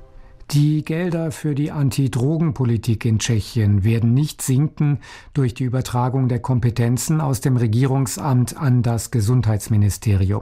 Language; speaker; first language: German; native; German